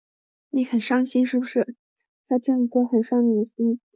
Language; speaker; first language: Chinese; native; Chinese